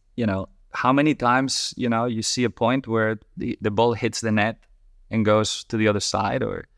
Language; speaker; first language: English; non-native, fluent; Spanish